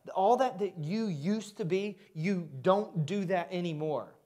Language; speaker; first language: English; native; English